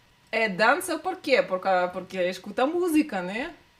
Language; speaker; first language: Portuguese; non-native, learner; Russian